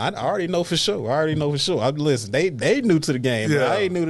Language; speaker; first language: English; native; English